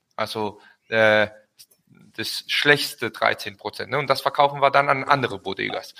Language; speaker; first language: German; early bilingual, heritage; Spanish